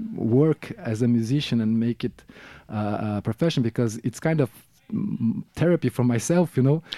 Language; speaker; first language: English; non-native, fluent; Portuguese